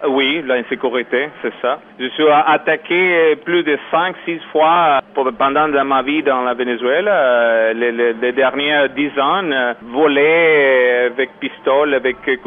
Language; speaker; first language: French; non-native, learner; Spanish